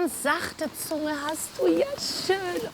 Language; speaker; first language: German; native; German